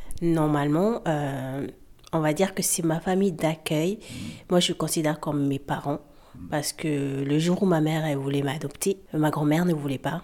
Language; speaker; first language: French; native; French